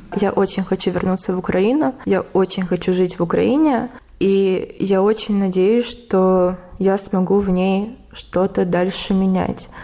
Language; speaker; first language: Russian; native; Russian